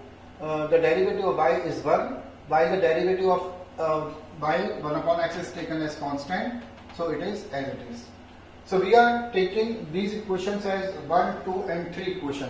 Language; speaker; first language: English; non-native, local second language; Hindi